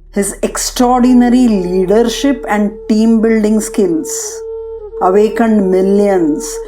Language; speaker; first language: English; non-native, local second language; Marathi